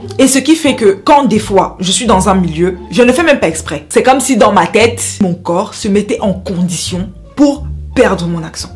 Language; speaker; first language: French; non-native, local second language; Basaa